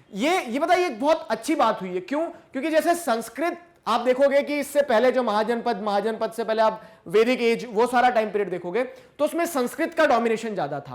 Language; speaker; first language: Hindi; native; Hindi